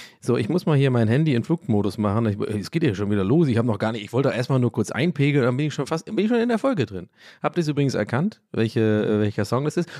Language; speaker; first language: German; early bilingual, other home language; English